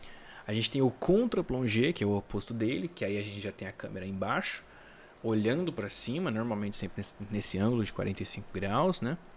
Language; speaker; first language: Portuguese; native; Portuguese